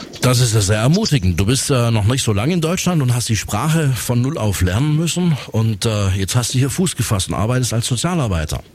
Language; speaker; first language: German; native; German